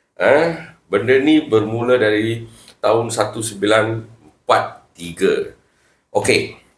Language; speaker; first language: Malay; non-native, local second language; Tamil